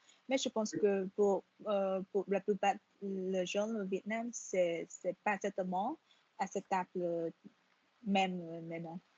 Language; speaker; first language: French; non-native, fluent; Vietnamese